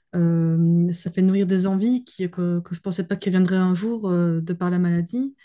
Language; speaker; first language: French; native; French